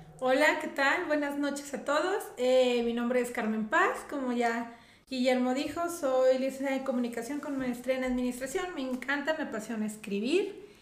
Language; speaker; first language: Spanish; native; Spanish